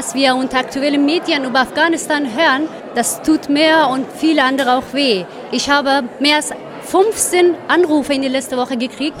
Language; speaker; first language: German; non-native, fluent; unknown